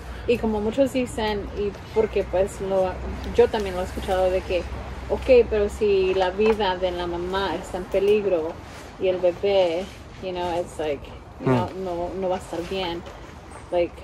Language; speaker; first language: Spanish; early bilingual, heritage; Spanish